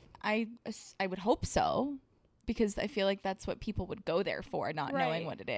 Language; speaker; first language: English; native; English